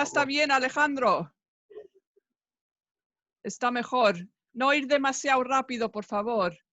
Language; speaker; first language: Spanish; non-native, fluent; English